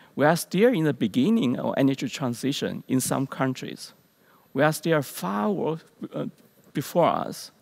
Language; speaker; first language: English; non-native, learner; Chinese